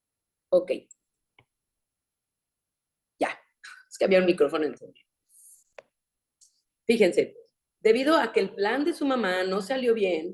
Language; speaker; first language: Spanish; native; Spanish